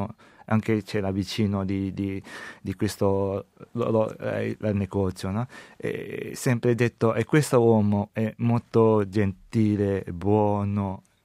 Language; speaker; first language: Italian; non-native, learner; Chinese